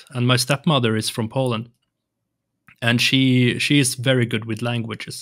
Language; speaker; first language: English; non-native, fluent; Swedish